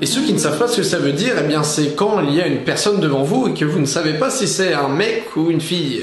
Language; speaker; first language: French; native; French